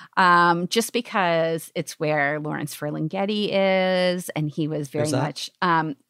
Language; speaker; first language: English; native; English